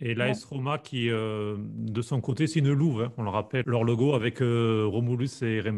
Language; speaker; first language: French; native; French